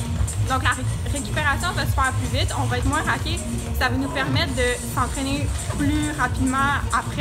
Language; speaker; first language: French; native; French